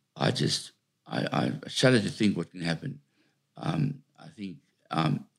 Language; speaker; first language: English; native; English